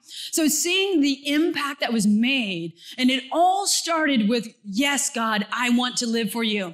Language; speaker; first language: English; native; English